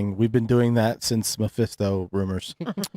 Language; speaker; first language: English; native; English